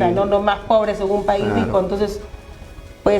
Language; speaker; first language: Spanish; native; Spanish